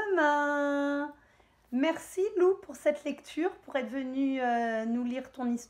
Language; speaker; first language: French; native; French